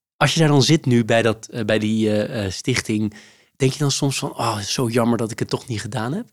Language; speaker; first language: Dutch; native; Dutch